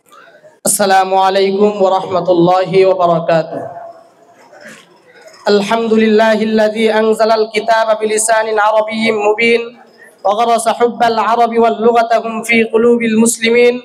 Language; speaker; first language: Arabic; non-native, learner; Bangla